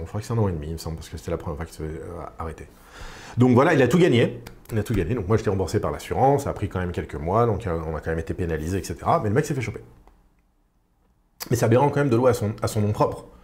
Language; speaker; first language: French; native; French